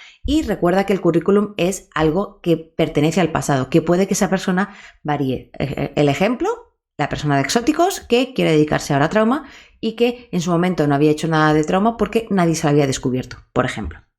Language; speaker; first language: Spanish; native; Spanish